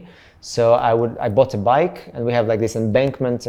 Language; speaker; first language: English; non-native, fluent; Russian